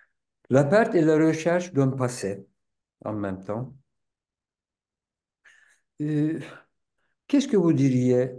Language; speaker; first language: French; non-native, fluent; Turkish